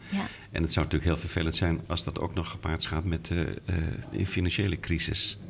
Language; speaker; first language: Dutch; native; Dutch